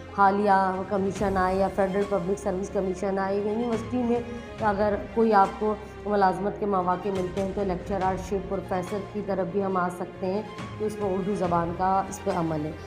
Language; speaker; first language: Urdu; native; Urdu